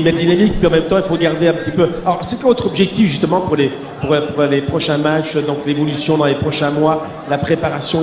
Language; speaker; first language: French; native; French